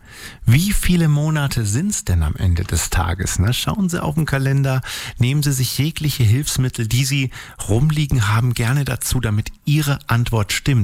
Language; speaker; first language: German; native; German